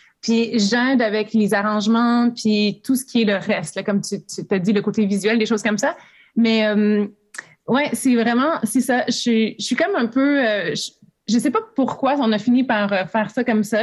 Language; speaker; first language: French; native; French